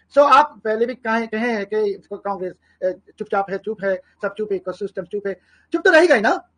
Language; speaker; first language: Hindi; non-native, fluent; Bangla